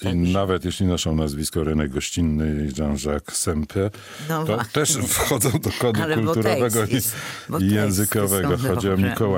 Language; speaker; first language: Polish; native; Polish